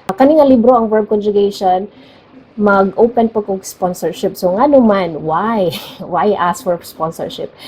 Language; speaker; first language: Cebuano; native; Cebuano